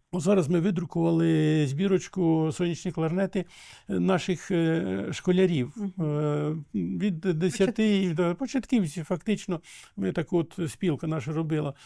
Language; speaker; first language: Ukrainian; native; Ukrainian